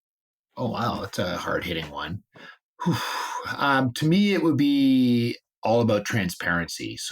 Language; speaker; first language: English; native; English